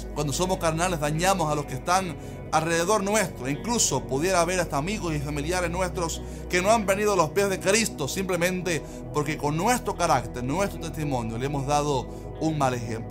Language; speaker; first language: Spanish; native; Spanish